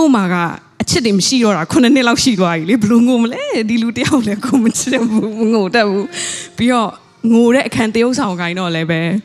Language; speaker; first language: Burmese; non-native, local second language; Tedim Chin